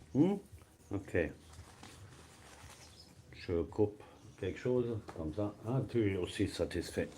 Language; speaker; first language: French; non-native, fluent; German